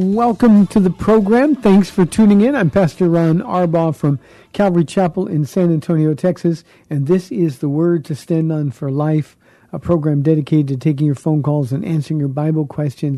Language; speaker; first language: English; native; English